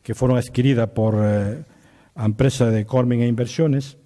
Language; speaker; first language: Spanish; native; Spanish